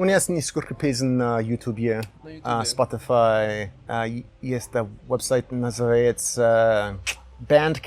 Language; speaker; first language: Russian; non-native, learner; English